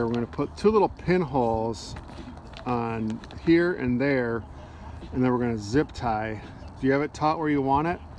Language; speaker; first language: English; native; English